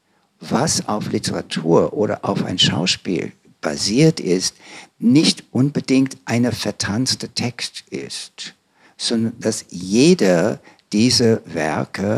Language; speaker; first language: German; non-native, fluent; English